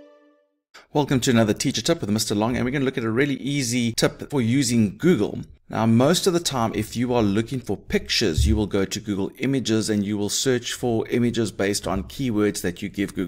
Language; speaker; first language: English; native; English